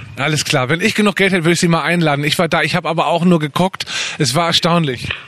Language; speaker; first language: German; native; German